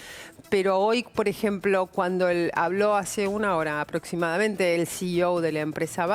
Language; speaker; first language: Spanish; native; Spanish